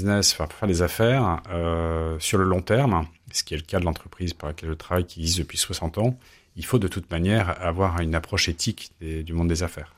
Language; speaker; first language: French; native; French